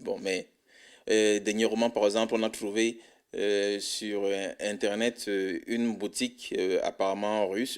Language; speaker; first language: French; non-native, fluent; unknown